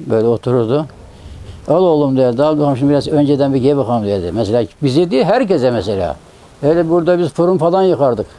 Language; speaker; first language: Turkish; native; Turkish